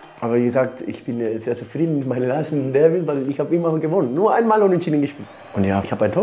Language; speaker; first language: German; non-native, fluent; Spanish